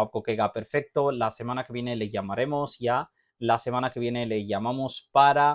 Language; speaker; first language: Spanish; non-native, fluent; Urdu